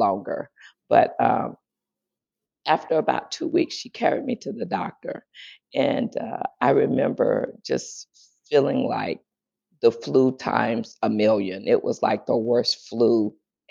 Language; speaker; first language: English; native; English